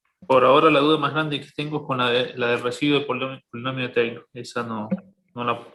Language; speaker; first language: Spanish; native; Spanish